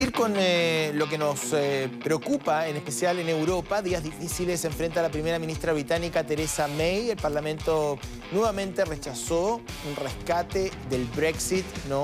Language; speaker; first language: Spanish; native; Spanish